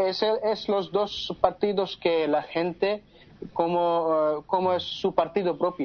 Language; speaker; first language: Spanish; non-native, fluent; Bangla